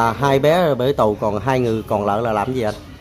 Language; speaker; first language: Vietnamese; native; Vietnamese